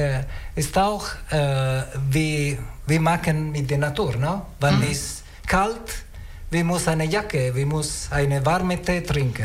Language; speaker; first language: German; non-native, learner; Italian